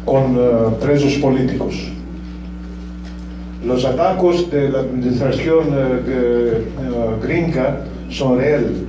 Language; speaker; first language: Spanish; non-native, fluent; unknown